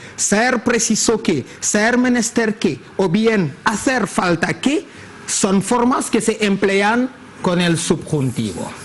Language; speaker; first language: Spanish; non-native, fluent; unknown